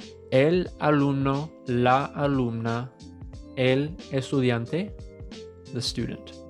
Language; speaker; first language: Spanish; non-native, fluent; English